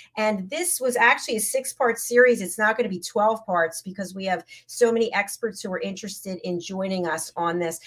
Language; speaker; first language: English; native; English